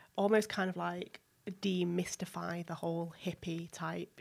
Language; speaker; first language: English; native; English